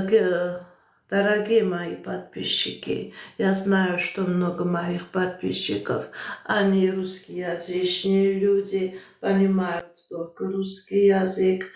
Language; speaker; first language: Russian; non-native, fluent; Armenian